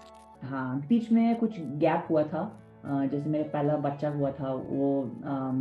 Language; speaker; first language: Hindi; non-native, fluent; English